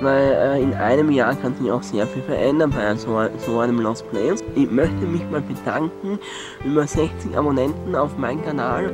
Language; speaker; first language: German; non-native, local second language; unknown